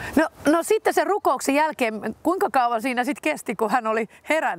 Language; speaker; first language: Finnish; native; Finnish